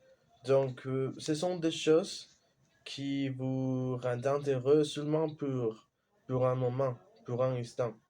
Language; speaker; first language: French; non-native, learner; Spanish